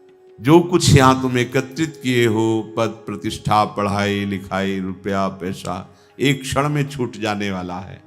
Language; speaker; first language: Hindi; native; Hindi